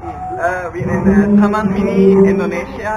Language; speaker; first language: English; non-native, fluent; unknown